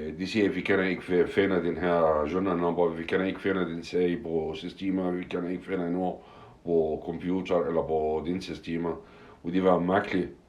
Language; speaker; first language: Danish; non-native, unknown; Arabic